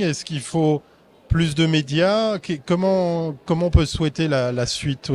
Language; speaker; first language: French; native; French